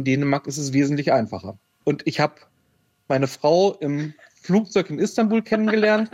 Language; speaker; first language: German; native; German